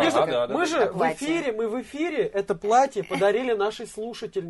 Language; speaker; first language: Russian; native; Russian